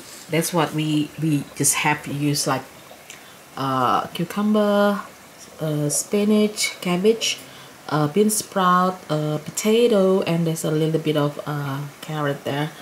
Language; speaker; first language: English; non-native, fluent; Indonesian